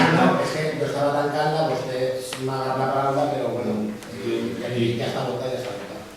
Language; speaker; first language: Spanish; non-native, local second language; Catalan